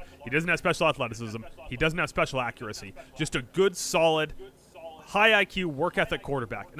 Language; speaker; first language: English; native; English